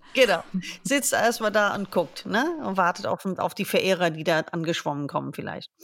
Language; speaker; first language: German; non-native, fluent; English